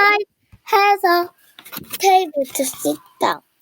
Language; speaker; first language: English; non-native, learner; Korean